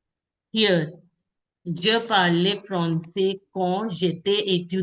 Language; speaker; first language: French; non-native, fluent; Hindi